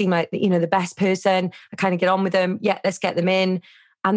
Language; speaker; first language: English; native; English